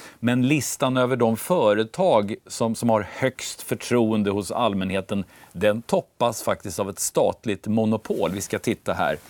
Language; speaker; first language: Swedish; native; Swedish